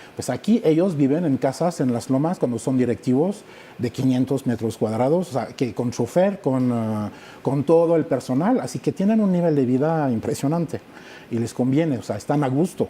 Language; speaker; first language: Spanish; non-native, fluent; French